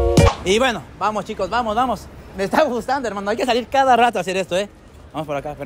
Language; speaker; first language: Spanish; native; Spanish